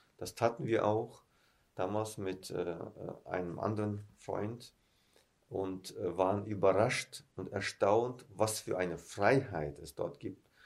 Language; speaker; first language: German; early bilingual, heritage; German